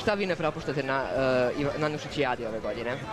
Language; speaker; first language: Serbian; native; Serbian